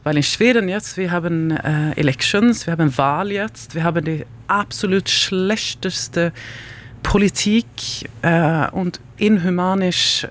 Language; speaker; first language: German; non-native, learner; Swedish